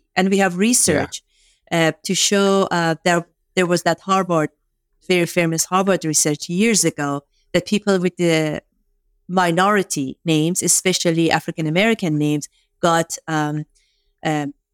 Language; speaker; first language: English; non-native, fluent; Persian